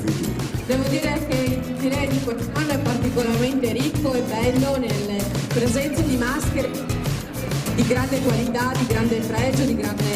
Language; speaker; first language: Italian; native; Italian